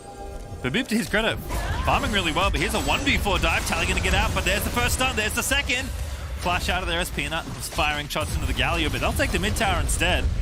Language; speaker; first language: English; native; English